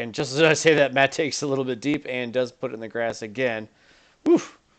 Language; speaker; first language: English; native; English